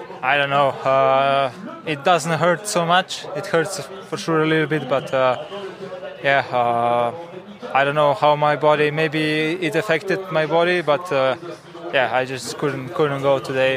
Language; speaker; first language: English; non-native, fluent; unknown